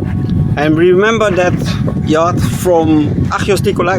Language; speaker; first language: English; non-native, fluent; Dutch